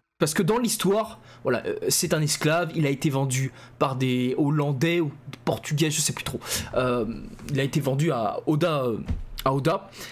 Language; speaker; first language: French; native; French